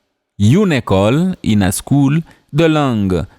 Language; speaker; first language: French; non-native, fluent; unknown